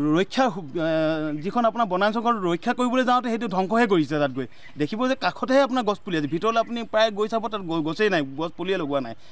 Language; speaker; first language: Assamese; native; Assamese